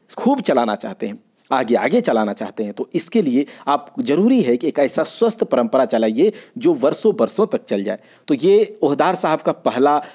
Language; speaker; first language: Hindi; non-native, local second language; Magahi